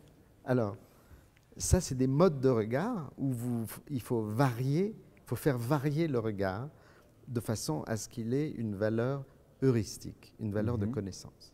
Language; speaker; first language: French; native; French